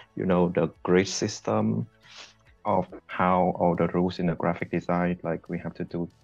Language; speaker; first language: English; non-native, fluent; Vietnamese